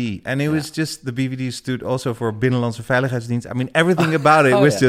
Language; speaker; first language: English; non-native, fluent; Dutch